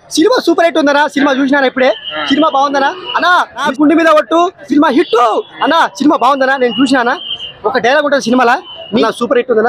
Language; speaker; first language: Telugu; native; Telugu